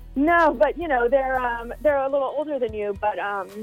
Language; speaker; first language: English; native; English